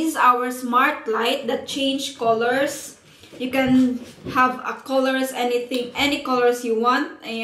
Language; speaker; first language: English; non-native, learner; Filipino